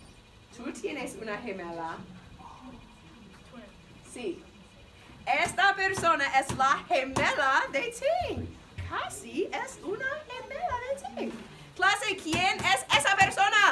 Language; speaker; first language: Spanish; non-native, fluent; English